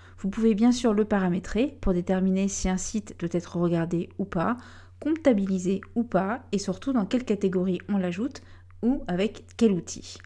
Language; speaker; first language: French; native; French